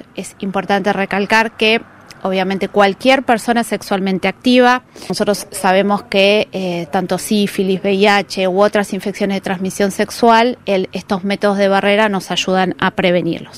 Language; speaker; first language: Spanish; native; Spanish